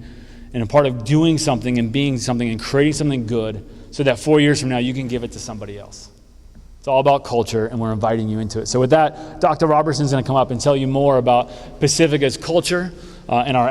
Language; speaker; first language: English; native; English